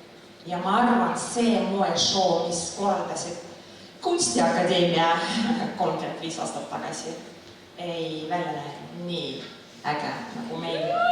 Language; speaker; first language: Estonian; non-native, local second language; Russian